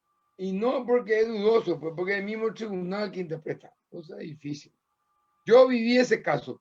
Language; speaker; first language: Spanish; native; Spanish